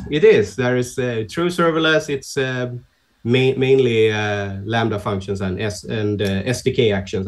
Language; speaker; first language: English; non-native, fluent; Swedish